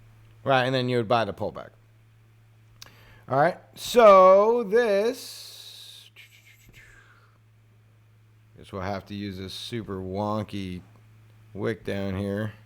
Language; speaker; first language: English; native; English